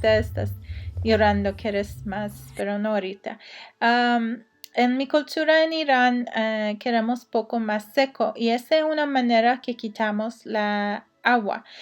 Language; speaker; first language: Spanish; non-native, learner; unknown